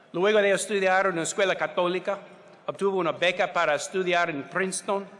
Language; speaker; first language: Spanish; non-native, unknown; English